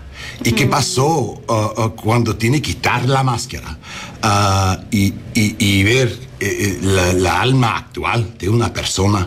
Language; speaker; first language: Spanish; early bilingual, heritage; English